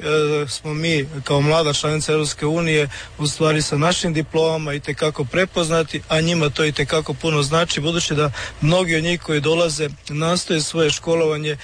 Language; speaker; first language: Serbian; native; Serbian